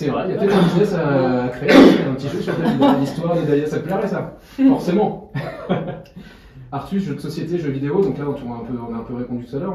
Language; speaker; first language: French; native; French